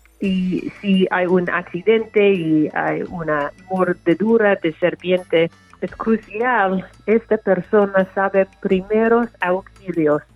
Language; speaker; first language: Spanish; non-native, learner; English